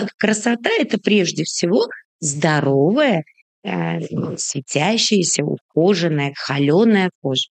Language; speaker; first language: Russian; native; Russian